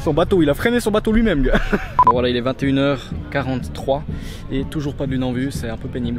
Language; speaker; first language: French; native; French